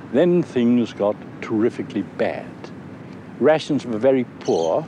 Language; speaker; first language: English; native; English